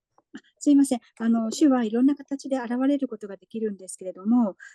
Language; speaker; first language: Japanese; native; Japanese